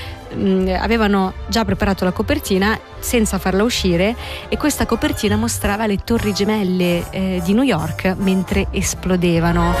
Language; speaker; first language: Italian; native; Italian